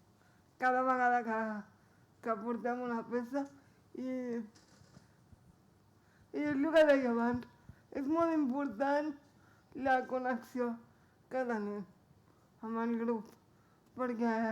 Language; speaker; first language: Catalan; non-native, local second language; Spanish